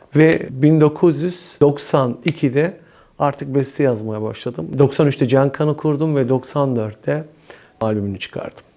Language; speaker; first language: Turkish; early bilingual, heritage; Turkish